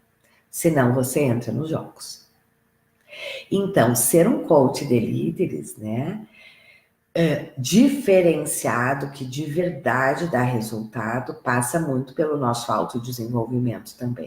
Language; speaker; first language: Portuguese; native; Portuguese